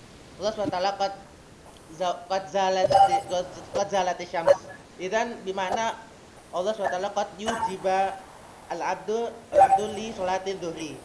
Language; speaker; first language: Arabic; non-native, learner; Indonesian